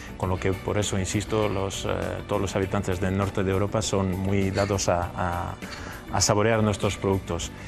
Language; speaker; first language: Spanish; early bilingual, heritage; Spanish